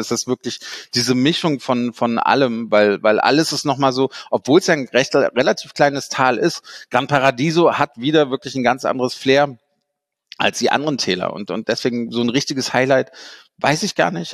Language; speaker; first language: German; native; German